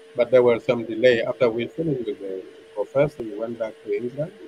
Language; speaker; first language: English; non-native, fluent; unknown